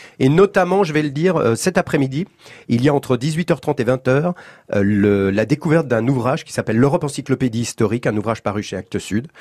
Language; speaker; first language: French; native; French